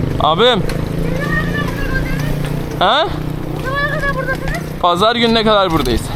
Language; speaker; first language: Turkish; native; Turkish